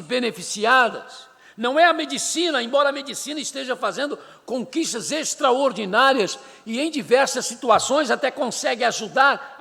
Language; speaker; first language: Portuguese; native; Portuguese